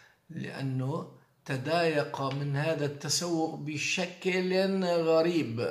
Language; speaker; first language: Arabic; non-native, fluent; Turkish